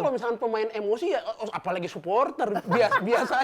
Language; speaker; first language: Indonesian; native; Indonesian